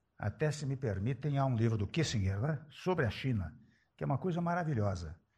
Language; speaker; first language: Portuguese; early bilingual, other home language; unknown